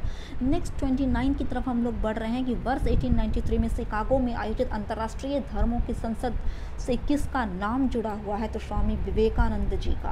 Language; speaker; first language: Hindi; native; Hindi